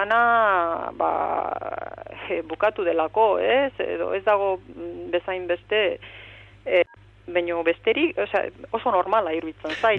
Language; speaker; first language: Basque; non-native, fluent; Romanian